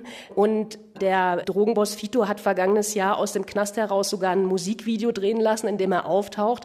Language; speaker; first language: German; native; German